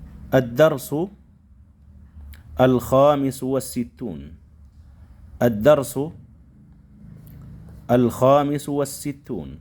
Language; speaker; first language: Arabic; non-native, fluent; Indonesian